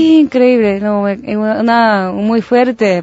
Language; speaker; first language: Spanish; non-native, learner; Japanese